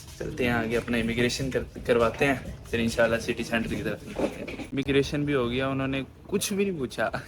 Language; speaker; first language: Urdu; non-native, local second language; Punjabi